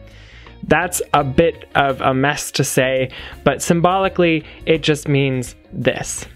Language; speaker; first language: English; native; English